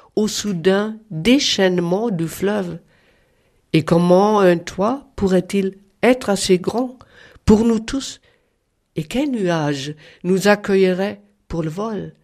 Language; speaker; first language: French; non-native, fluent; German